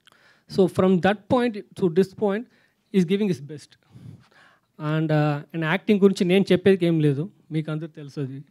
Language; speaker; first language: Telugu; non-native, fluent; Tamil